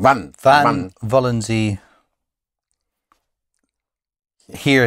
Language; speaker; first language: German; non-native, learner; English